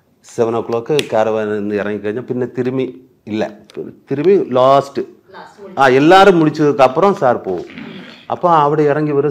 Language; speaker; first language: Tamil; non-native, learner; Malayalam